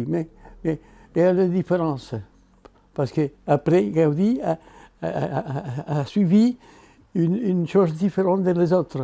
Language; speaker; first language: French; non-native, learner; Catalan